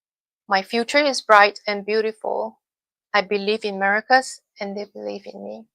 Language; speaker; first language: English; non-native, fluent; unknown